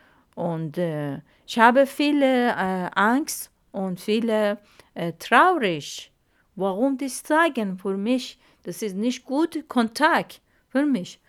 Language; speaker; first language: German; non-native, learner; Arabic